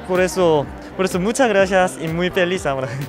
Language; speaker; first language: Spanish; non-native, learner; Korean